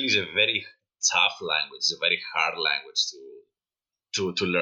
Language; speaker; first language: English; non-native, fluent; Greek